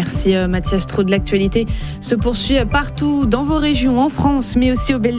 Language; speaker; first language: French; native; French